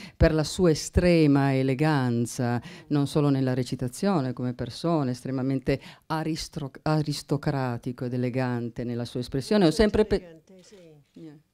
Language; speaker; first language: Italian; native; Italian